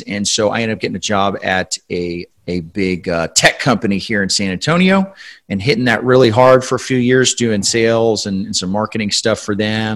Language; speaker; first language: English; native; English